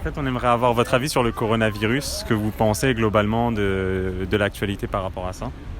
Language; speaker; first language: French; native; French